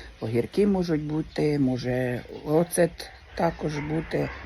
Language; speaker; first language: Ukrainian; native; Ukrainian